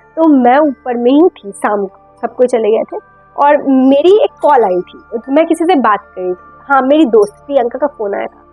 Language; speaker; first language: Hindi; non-native, local second language; Bangla